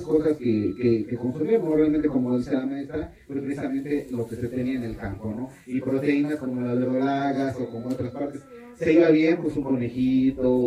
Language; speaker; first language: Spanish; native; Spanish